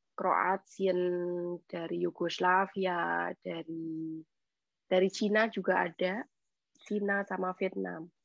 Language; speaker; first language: Indonesian; native; Indonesian